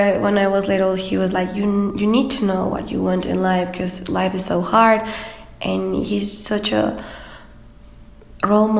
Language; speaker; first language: English; non-native, fluent; Spanish